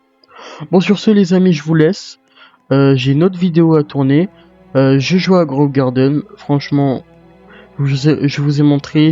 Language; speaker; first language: French; native; French